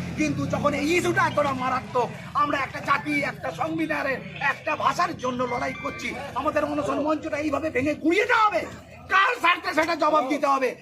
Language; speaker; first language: Bangla; non-native, local second language; Santali